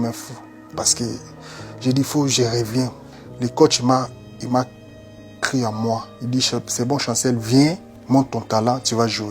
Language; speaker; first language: French; non-native, local second language; Lingala